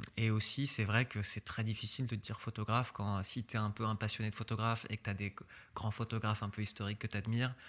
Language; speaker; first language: French; early bilingual, other home language; Persian